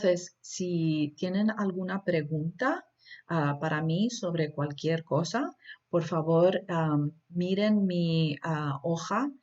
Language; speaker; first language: Spanish; early bilingual, heritage; Spanish